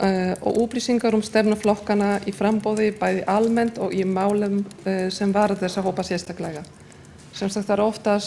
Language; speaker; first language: Icelandic; non-native, fluent; Polish